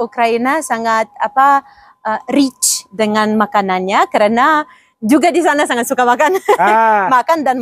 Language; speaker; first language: Indonesian; non-native, fluent; Ukrainian